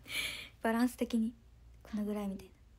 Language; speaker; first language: Japanese; native; Japanese